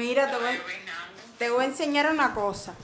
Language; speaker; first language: Spanish; native; Spanish